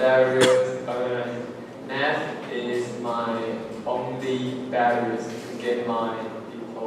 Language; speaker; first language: English; non-native, learner; Chinese